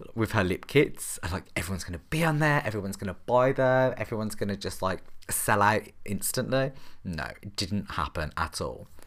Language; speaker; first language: English; native; English